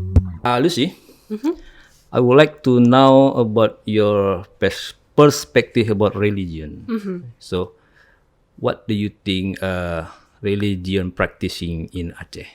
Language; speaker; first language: English; non-native, learner; Indonesian